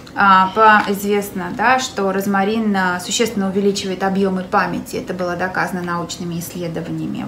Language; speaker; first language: Russian; native; Russian